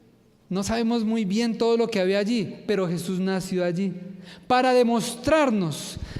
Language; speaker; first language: Spanish; native; Spanish